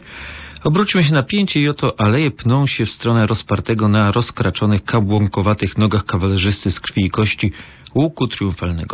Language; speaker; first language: Polish; native; Polish